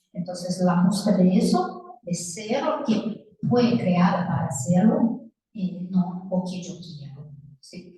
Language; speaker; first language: Spanish; non-native, learner; Portuguese